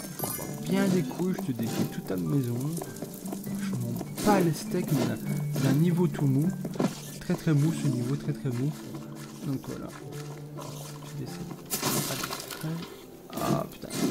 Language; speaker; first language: French; native; French